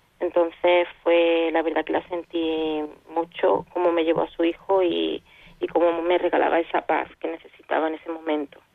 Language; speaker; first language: Spanish; native; Spanish